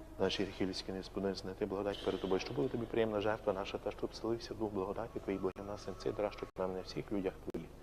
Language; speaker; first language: Ukrainian; native; Ukrainian